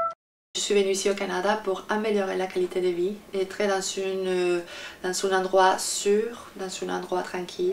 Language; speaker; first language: French; non-native, fluent; Spanish